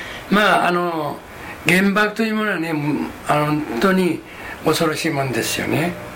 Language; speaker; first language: Japanese; non-native, local second language; Korean